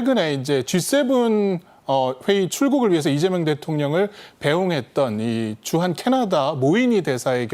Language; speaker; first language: Korean; native; Korean